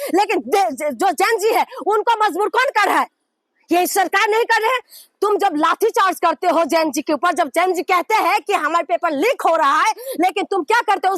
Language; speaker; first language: Hindi; non-native, local second language; Assamese